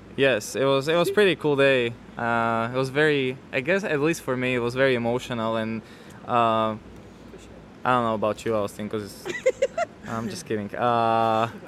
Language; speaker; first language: English; non-native, fluent; Slovak